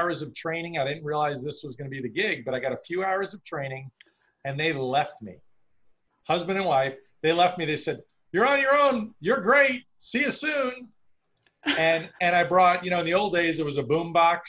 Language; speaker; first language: English; native; English